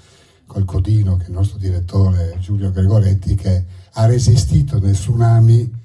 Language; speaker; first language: Italian; native; Italian